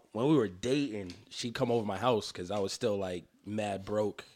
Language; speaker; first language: English; early bilingual, other home language; Spanish